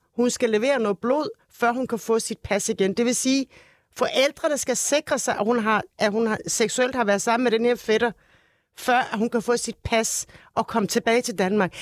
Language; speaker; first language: Danish; early bilingual, other home language; Turkish